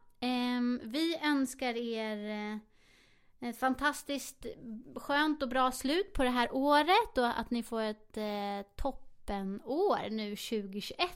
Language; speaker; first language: Swedish; native; Swedish